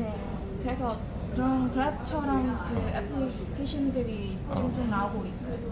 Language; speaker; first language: Korean; non-native, learner; Burmese